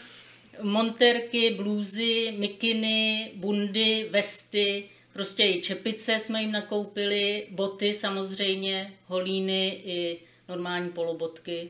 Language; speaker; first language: Czech; native; Czech